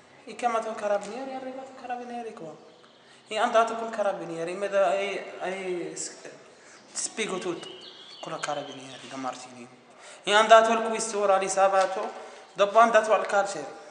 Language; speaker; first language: Italian; non-native, learner; Arabic